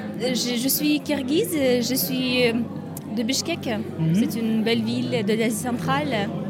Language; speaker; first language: French; non-native, learner; Kyrgyz